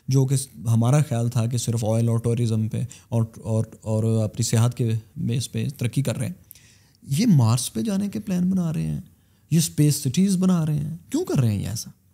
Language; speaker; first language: Urdu; native; Urdu